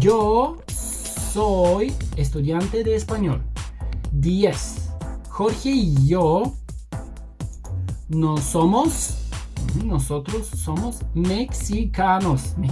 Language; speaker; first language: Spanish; non-native, fluent; Bulgarian